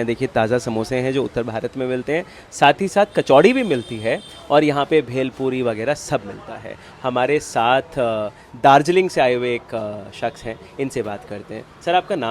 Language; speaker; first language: Hindi; native; Hindi